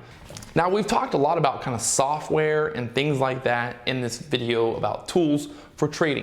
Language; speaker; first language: English; native; English